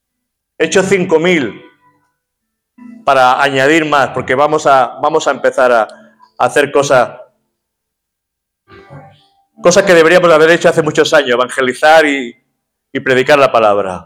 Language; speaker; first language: Spanish; native; Spanish